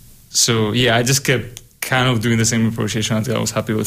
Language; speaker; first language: English; non-native, fluent; Spanish